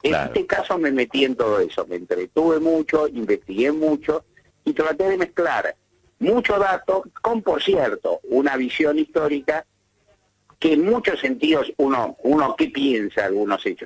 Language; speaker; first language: Spanish; native; Spanish